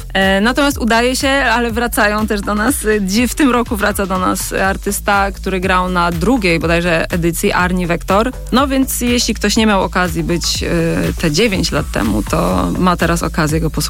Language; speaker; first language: Polish; native; Polish